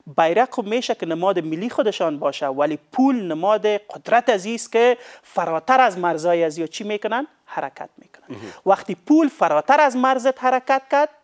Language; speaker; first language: Persian; native; Persian